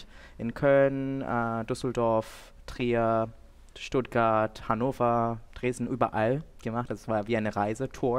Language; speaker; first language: German; non-native, fluent; Bangla